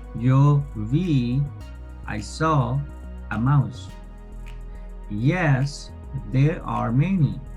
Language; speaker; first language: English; non-native, fluent; Spanish